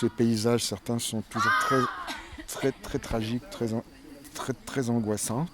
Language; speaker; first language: French; native; French